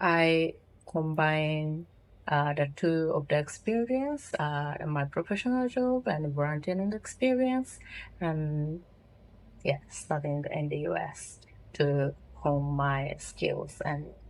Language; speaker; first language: English; non-native, fluent; Japanese